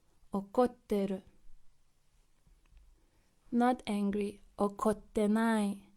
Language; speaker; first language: Japanese; non-native, fluent; English